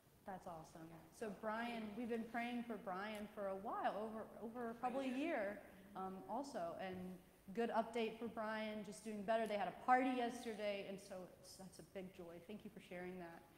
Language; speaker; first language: English; native; English